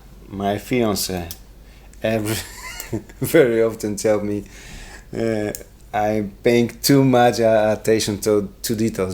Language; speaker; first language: English; non-native, learner; Polish